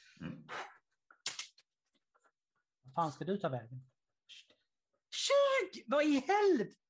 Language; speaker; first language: Swedish; native; Swedish